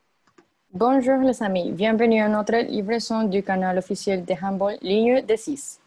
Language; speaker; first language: French; non-native, learner; Spanish